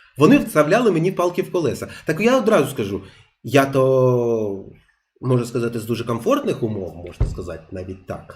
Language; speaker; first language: Ukrainian; non-native, local second language; Russian